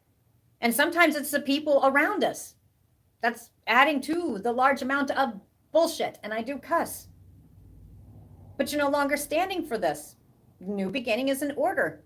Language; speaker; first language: English; native; English